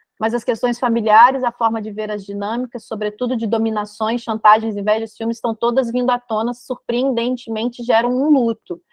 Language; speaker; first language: Portuguese; native; Portuguese